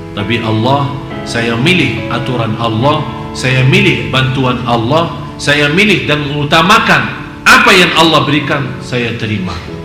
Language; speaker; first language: Indonesian; non-native, fluent; Arabic